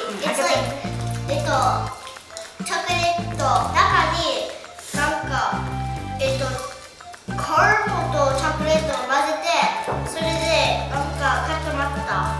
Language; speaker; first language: Japanese; early bilingual, heritage; Japanese